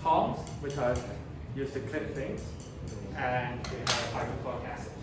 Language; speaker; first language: English; non-native, local second language; Chinese